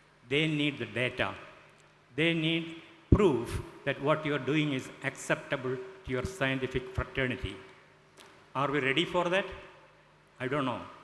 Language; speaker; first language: English; non-native, local second language; Malayalam